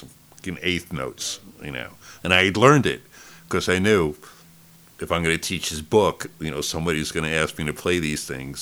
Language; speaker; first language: English; native; English